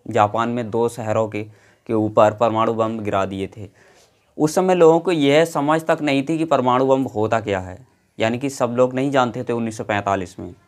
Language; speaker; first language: Hindi; native; Hindi